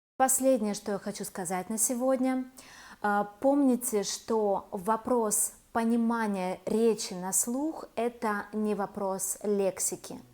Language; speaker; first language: Russian; native; Russian